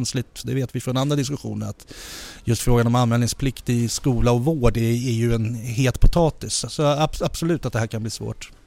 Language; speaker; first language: Swedish; native; Swedish